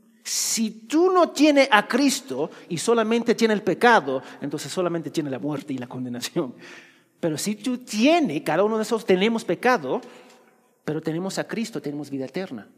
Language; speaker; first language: Spanish; early bilingual, heritage; Spanish